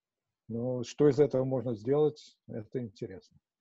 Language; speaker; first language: Russian; native; Russian